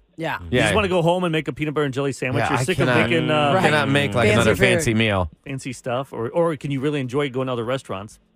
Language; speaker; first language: English; native; English